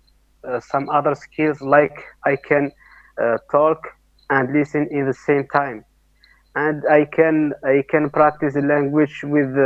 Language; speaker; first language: English; non-native, learner; Arabic